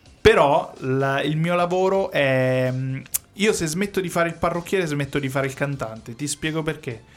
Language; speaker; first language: Italian; native; Italian